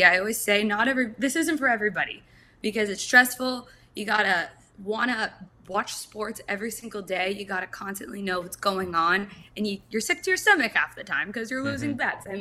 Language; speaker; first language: English; native; English